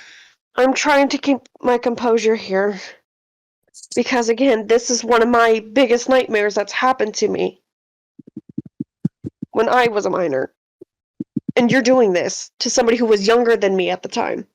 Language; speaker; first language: English; native; English